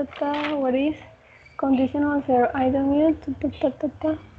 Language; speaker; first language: English; non-native, learner; Spanish